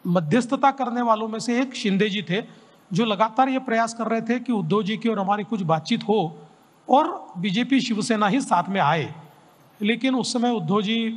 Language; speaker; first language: Hindi; non-native, local second language; Marathi